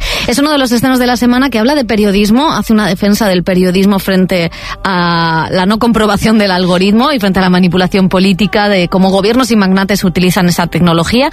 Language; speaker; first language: Spanish; native; Spanish